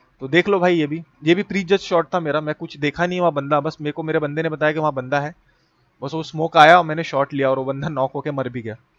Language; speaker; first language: Hindi; native; Hindi